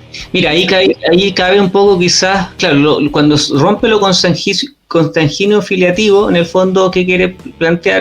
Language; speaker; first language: Spanish; native; Spanish